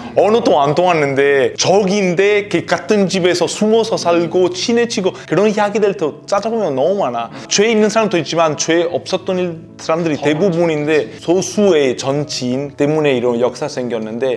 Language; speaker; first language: Korean; non-native, fluent; Italian